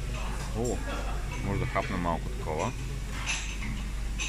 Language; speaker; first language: Bulgarian; native; Bulgarian